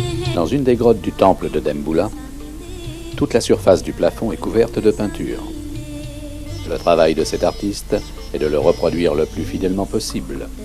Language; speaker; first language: French; native; French